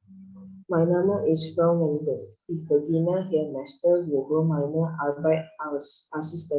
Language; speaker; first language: German; non-native, learner; Indonesian